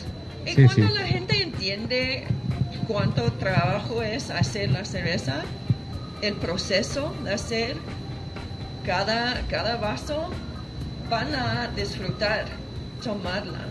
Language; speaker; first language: Spanish; non-native, fluent; English